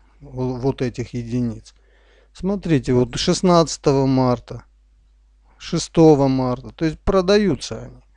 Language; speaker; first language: Russian; non-native, local second language; Armenian